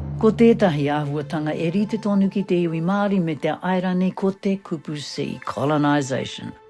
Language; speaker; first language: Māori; non-native, local second language; English